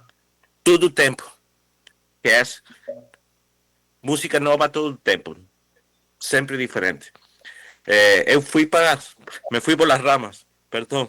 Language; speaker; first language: Portuguese; non-native, fluent; Spanish